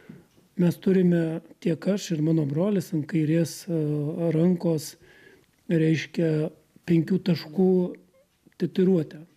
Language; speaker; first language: Lithuanian; native; Lithuanian